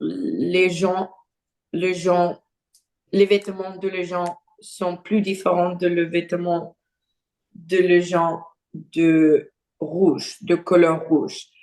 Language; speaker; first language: French; non-native, learner; Portuguese